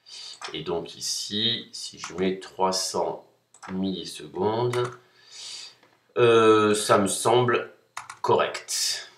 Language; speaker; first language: French; native; French